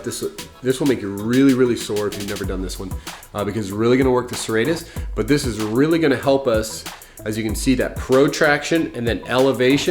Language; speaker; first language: English; native; English